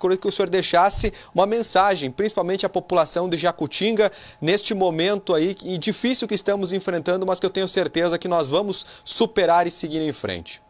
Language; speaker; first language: Portuguese; native; Portuguese